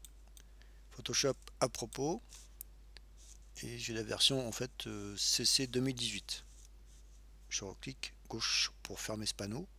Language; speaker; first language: French; native; French